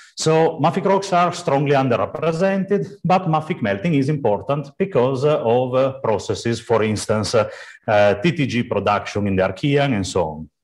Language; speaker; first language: English; non-native, fluent; Italian